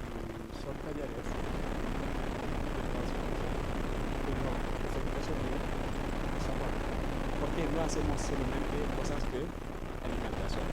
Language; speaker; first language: Spanish; non-native, fluent; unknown